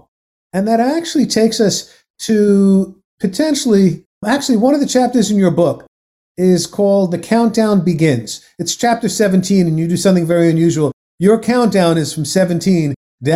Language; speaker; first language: English; native; English